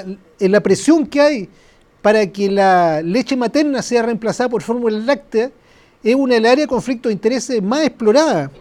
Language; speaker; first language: Spanish; native; Spanish